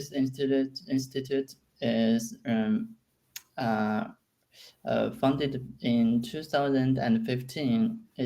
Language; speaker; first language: English; non-native, learner; Chinese